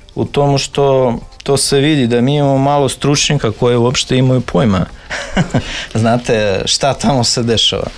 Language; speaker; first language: Serbian; non-native, fluent; Russian